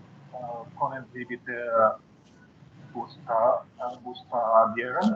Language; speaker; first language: German; non-native, learner; Indonesian